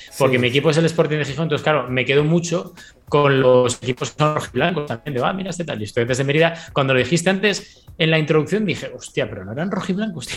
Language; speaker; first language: Spanish; native; Spanish